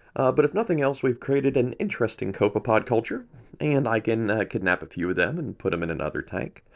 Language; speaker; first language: English; native; English